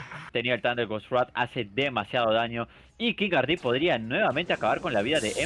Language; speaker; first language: Spanish; native; Spanish